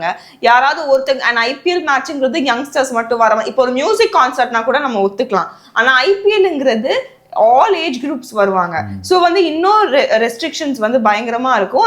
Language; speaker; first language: Tamil; native; Tamil